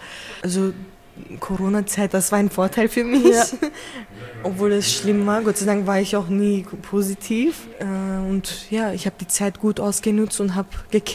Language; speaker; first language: German; early bilingual, other home language; Turkish